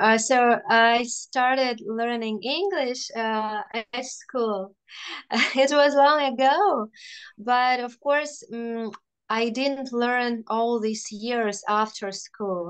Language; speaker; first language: English; non-native, fluent; Russian